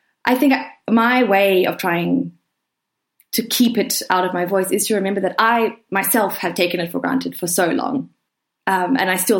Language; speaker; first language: English; native; English